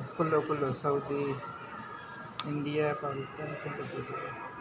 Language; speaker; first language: Arabic; non-native, learner; Hindi